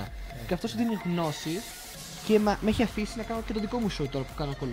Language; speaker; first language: Greek; early bilingual, heritage; English